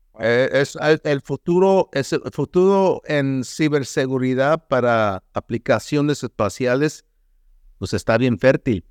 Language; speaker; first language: Spanish; early bilingual, heritage; Spanish